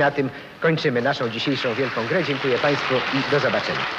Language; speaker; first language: Polish; native; Polish